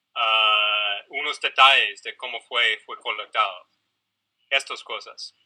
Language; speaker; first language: Spanish; non-native, fluent; English